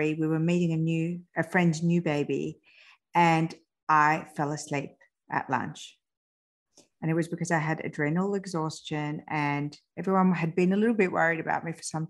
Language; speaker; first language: English; early bilingual, other home language; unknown